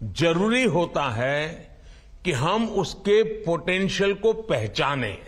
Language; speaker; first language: Hindi; non-native, local second language; Gujarati